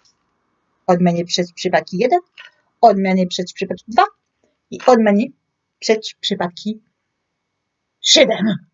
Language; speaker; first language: Polish; non-native, learner; French